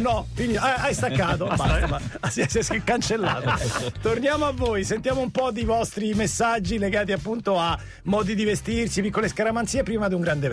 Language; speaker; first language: Italian; native; Italian